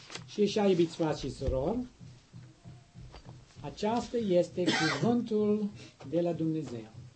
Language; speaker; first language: Romanian; non-native, learner; English